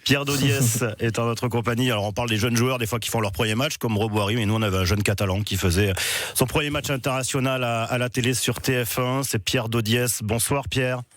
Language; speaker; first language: French; native; French